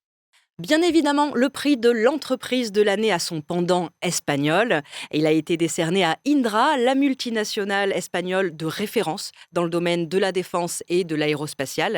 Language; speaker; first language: French; native; French